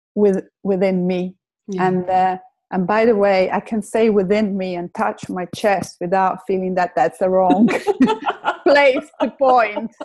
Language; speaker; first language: English; non-native, fluent; Italian